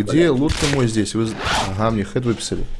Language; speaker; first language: Russian; native; Russian